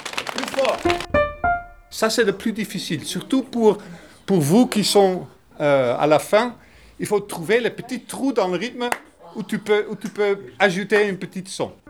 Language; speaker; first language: French; non-native, fluent; Dutch